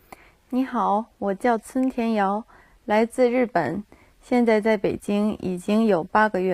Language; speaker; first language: Chinese; non-native, learner; Japanese